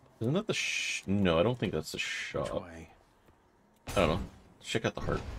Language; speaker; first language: English; native; English